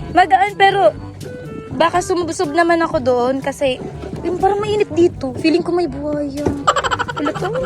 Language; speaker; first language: Filipino; native; Filipino